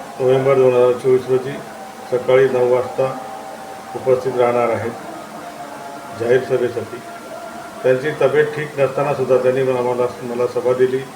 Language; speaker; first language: Marathi; native; Marathi